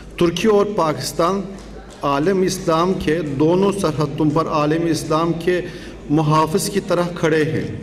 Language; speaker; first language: Urdu; non-native, fluent; Turkish